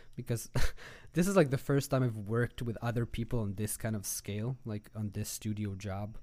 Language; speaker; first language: English; non-native, fluent; Hebrew